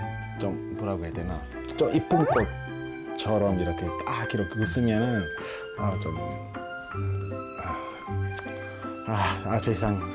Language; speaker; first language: Korean; non-native, fluent; Amharic